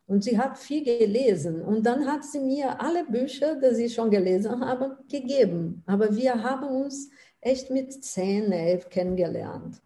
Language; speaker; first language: German; non-native, fluent; Portuguese